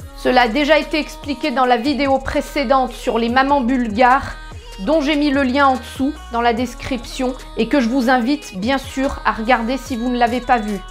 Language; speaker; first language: French; native; French